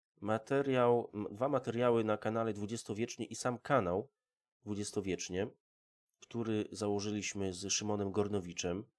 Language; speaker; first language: Polish; native; Polish